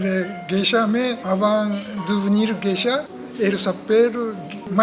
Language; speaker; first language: French; non-native, learner; Japanese